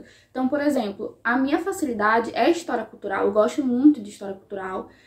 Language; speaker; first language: Portuguese; native; Portuguese